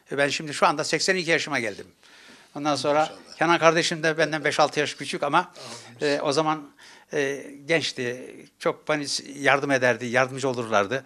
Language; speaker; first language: Turkish; native; Turkish